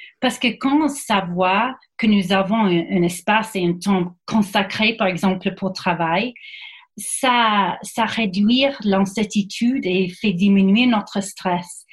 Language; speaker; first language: French; non-native, fluent; English